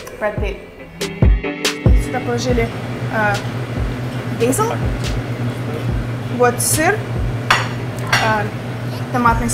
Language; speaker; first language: Russian; early bilingual, other home language; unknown